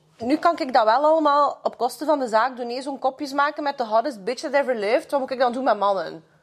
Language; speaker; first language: Dutch; early bilingual, other home language; Russian